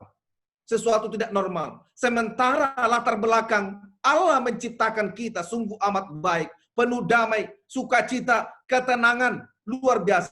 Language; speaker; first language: Indonesian; native; Indonesian